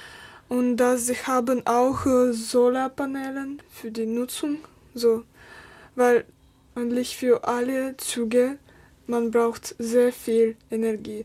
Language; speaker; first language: German; non-native, learner; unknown